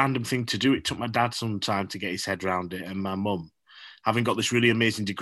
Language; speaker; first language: English; native; English